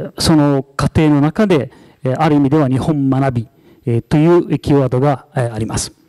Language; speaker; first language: Japanese; non-native, fluent; Arabic